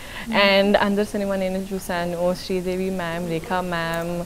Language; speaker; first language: Telugu; non-native, local second language; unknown